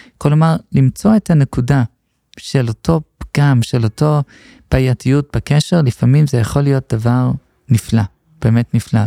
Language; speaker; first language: Hebrew; non-native, fluent; English